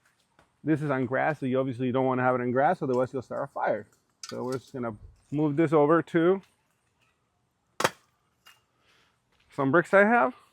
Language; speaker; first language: English; early bilingual, other home language; Spanish